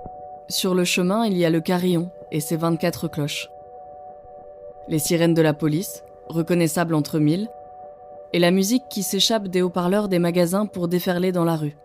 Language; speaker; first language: French; native; French